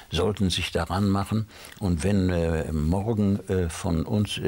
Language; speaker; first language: German; native; German